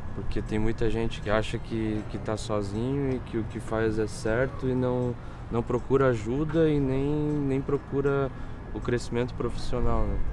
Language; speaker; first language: Portuguese; native; Portuguese